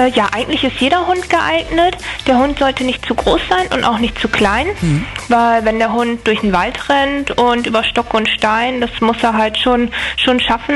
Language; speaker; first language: German; native; German